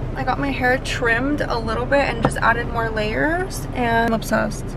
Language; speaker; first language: English; native; English